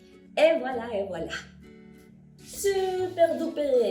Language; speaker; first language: French; non-native, fluent; Spanish